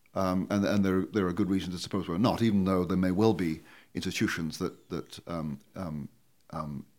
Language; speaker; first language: English; native; English